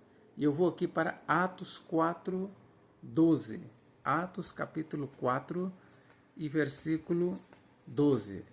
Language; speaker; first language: Portuguese; native; Portuguese